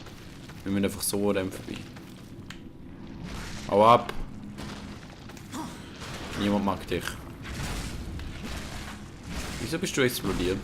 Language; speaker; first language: German; native; German